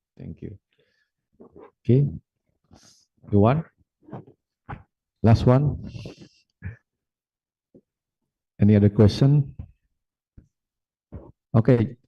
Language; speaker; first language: English; non-native, fluent; Indonesian